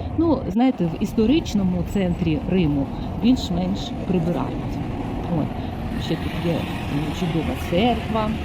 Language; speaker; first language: Ukrainian; native; Ukrainian